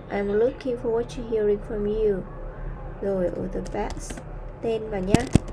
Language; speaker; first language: English; non-native, fluent; Vietnamese